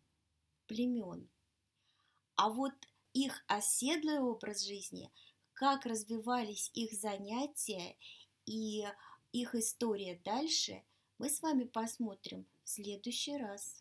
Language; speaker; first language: Russian; native; Russian